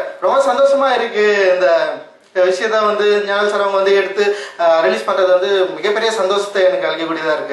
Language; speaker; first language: Tamil; native; Tamil